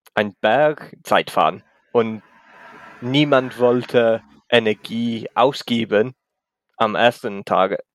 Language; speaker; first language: German; non-native, learner; English